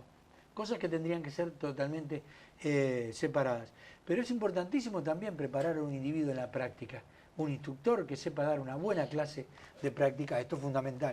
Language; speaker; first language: Spanish; native; Spanish